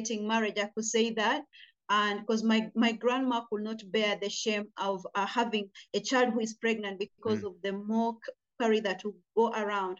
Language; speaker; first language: English; non-native, local second language; Luyia